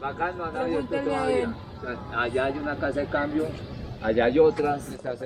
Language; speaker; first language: Spanish; native; Spanish